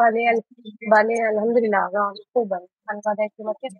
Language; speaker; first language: Persian; non-native, learner; Urdu